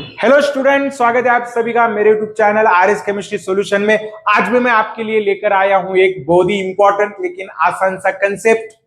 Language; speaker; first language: Hindi; non-native, local second language; Marathi